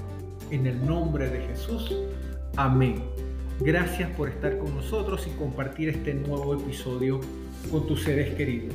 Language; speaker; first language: Spanish; native; Spanish